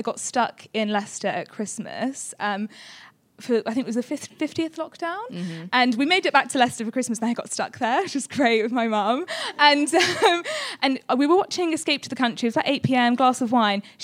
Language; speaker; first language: English; native; English